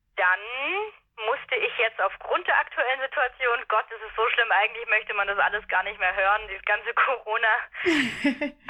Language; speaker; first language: German; native; German